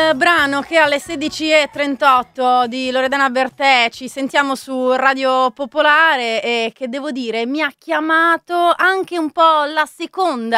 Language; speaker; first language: Italian; native; Italian